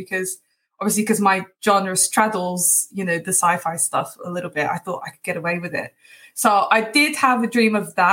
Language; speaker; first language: English; early bilingual, other home language; Portuguese